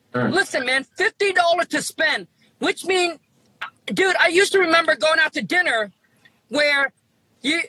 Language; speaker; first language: English; early bilingual, other home language; Vietnamese